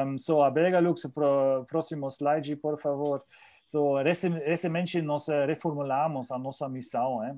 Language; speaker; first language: Portuguese; non-native, learner; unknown